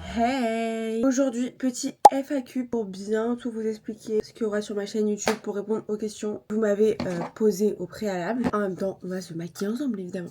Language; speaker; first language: French; native; French